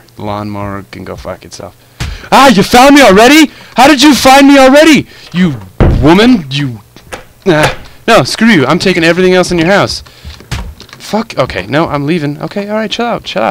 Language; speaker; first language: English; native; English